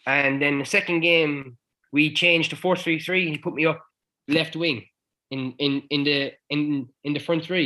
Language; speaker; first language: English; native; English